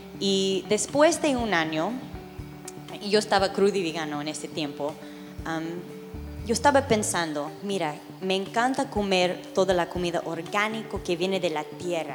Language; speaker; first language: Spanish; early bilingual, heritage; English